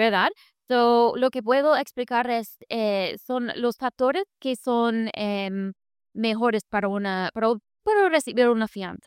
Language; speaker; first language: Spanish; non-native, fluent; English